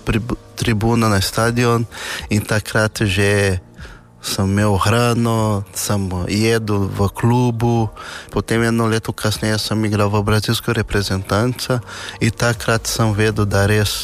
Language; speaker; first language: Slovenian; non-native, learner; Portuguese